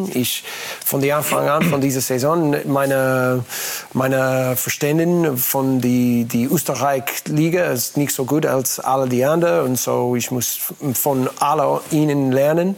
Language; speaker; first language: German; non-native, learner; English